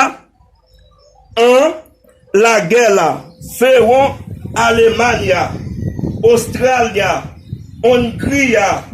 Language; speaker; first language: Spanish; non-native, learner; Haitian Creole